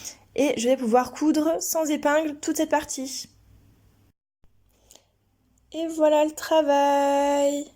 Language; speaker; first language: French; native; French